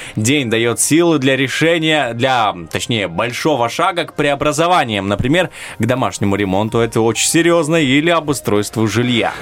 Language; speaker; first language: Russian; non-native, local second language; Romanian